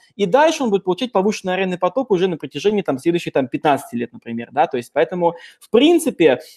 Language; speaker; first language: Russian; native; Russian